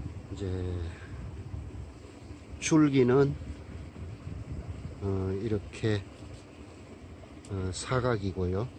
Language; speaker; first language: Korean; native; Korean